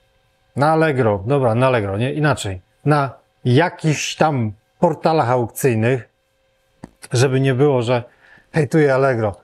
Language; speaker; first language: Polish; native; Polish